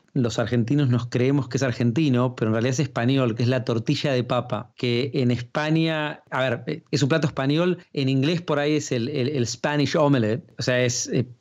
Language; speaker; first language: Spanish; native; Spanish